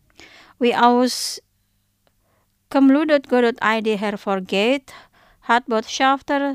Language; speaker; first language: German; non-native, fluent; Indonesian